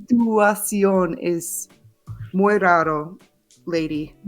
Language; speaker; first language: Spanish; non-native, learner; English